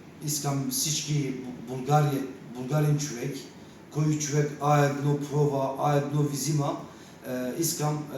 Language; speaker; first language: Bulgarian; non-native, learner; Turkish